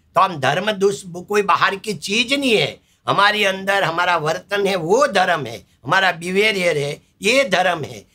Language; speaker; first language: Hindi; non-native, local second language; Gujarati